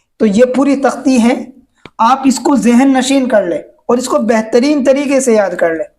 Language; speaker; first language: Hindi; native; Hindi